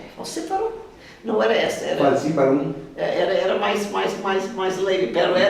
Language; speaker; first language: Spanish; non-native, fluent; English